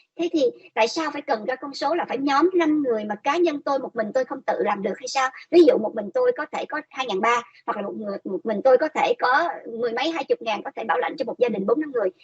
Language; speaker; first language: Vietnamese; native; Vietnamese